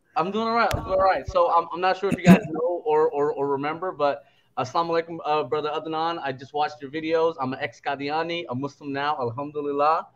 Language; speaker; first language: English; native; English